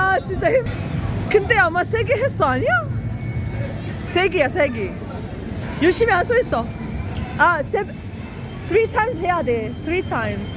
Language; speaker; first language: Korean; non-native, learner; Arabic